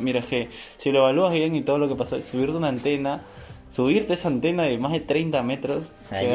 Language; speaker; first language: Spanish; native; Spanish